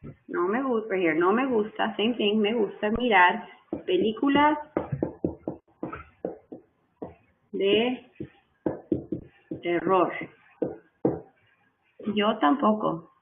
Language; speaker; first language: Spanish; non-native, fluent; English